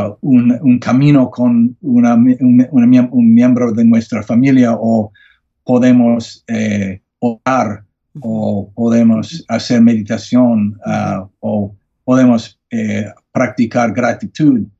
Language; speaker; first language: Spanish; non-native, learner; English